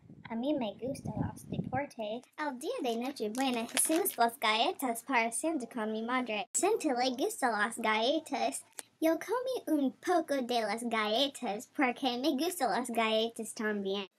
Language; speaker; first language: Spanish; non-native, learner; English